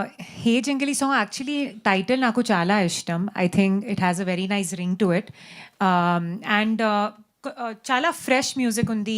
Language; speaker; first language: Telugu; non-native, learner; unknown